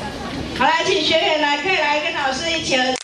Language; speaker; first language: Chinese; native; Chinese